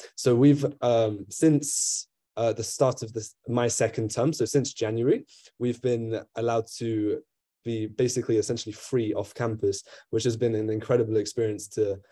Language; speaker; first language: English; native; English